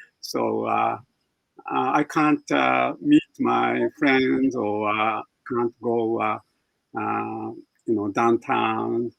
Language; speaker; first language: English; non-native, fluent; Japanese